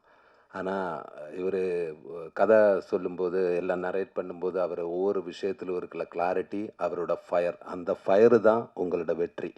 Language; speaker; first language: Tamil; non-native, learner; Malayalam